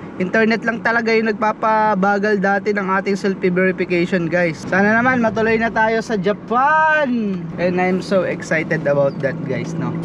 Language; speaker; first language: Filipino; native; Filipino